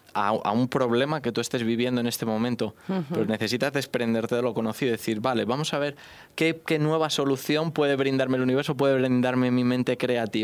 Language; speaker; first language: Spanish; native; Spanish